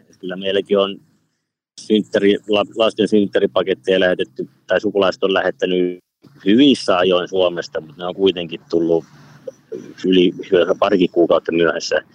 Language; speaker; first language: Finnish; native; Finnish